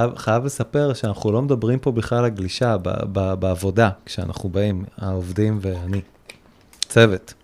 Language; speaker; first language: Hebrew; native; Hebrew